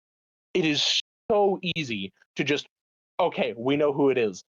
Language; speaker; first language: English; native; English